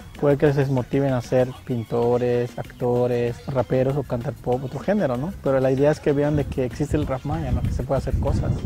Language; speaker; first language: Spanish; non-native, local second language; Yucateco